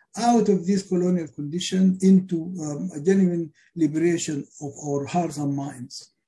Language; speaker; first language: English; non-native, fluent; Arabic